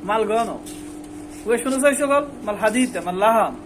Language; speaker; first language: Arabic; non-native, learner; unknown